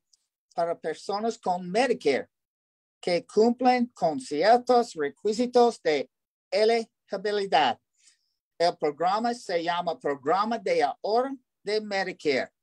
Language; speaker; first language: Spanish; non-native, learner; English